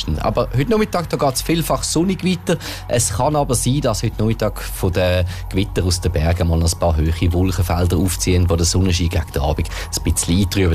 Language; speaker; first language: German; native; German